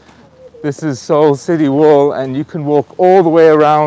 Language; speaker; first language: English; native; English